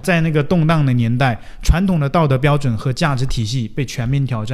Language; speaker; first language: Chinese; native; Chinese